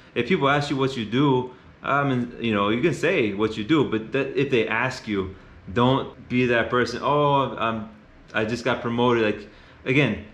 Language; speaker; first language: English; native; English